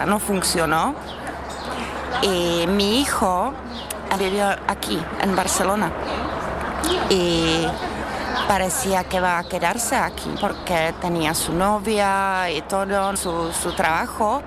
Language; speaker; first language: Spanish; non-native, fluent; Czech